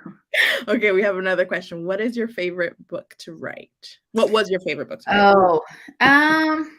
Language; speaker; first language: English; native; English